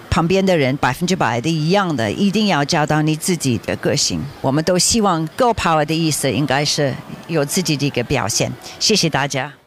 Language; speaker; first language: Chinese; non-native, fluent; English